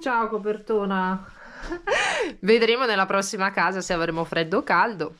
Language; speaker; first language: Italian; native; Italian